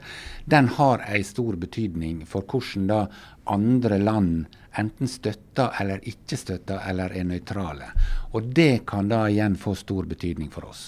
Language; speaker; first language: Norwegian; native; Norwegian